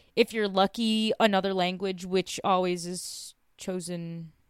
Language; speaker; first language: English; native; English